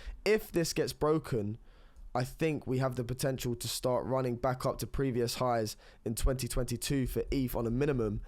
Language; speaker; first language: English; native; English